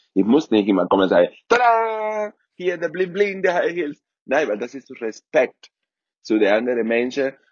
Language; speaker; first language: German; non-native, fluent; Spanish